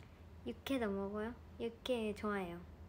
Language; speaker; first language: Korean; non-native, fluent; Japanese